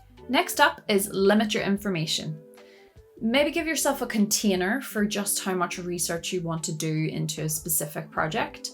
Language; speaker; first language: English; native; English